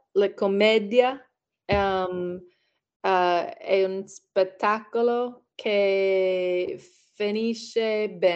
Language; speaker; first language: Italian; non-native, learner; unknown